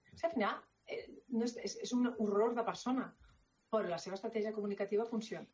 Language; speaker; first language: Catalan; non-native, local second language; Spanish